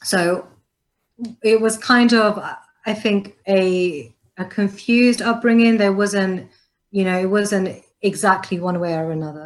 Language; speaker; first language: English; native; English